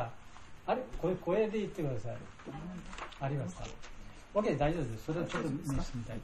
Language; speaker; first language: Japanese; non-native, learner; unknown